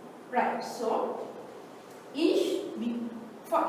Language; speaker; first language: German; non-native, fluent; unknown